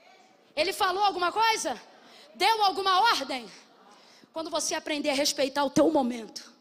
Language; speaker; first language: Portuguese; native; Portuguese